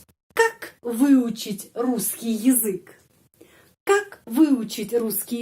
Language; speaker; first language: Russian; non-native, fluent; Indonesian